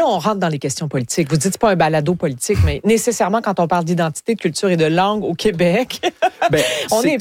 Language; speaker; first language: French; native; French